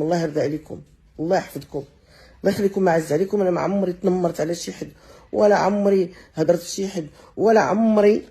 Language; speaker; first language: Arabic; native; Arabic